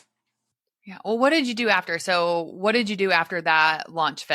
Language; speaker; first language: English; native; English